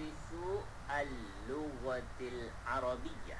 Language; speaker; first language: Arabic; non-native, fluent; Malay